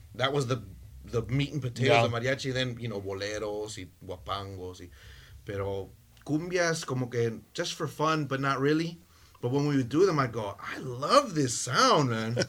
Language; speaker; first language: English; native; English